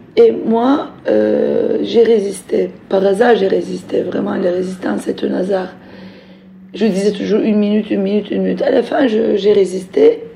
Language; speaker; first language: French; non-native, fluent; Turkish